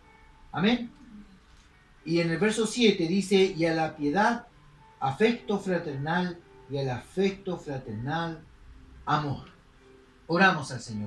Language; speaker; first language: Spanish; native; Spanish